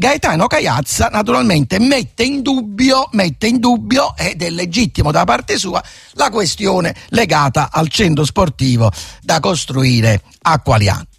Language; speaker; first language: Italian; native; Italian